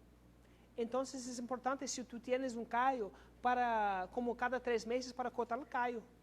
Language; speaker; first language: Spanish; non-native, learner; English